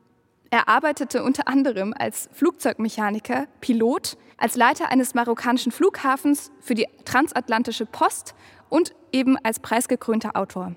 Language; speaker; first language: German; native; German